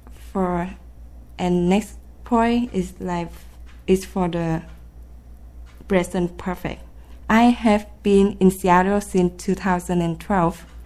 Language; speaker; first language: English; non-native, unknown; Vietnamese